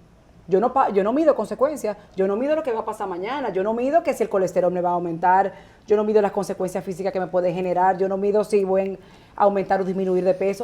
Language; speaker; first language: Spanish; native; Spanish